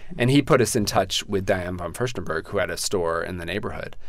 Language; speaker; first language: English; native; English